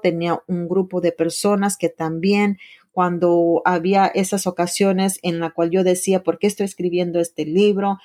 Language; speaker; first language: Spanish; early bilingual, heritage; Spanish